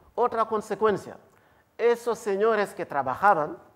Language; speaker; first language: Spanish; non-native, fluent; Wolof